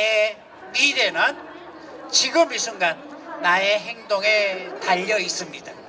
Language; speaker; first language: Korean; native; Korean